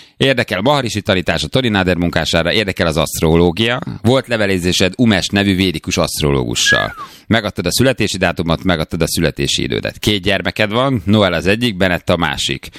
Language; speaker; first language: Hungarian; native; Hungarian